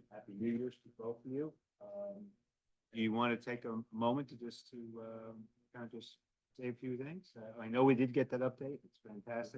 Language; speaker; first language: English; native; English